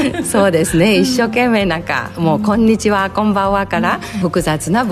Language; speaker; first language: Japanese; non-native, fluent; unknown